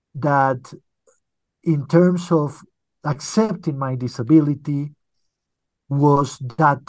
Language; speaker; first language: English; early bilingual, other home language; Spanish